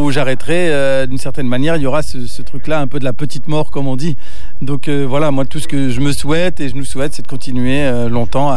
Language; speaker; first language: French; native; French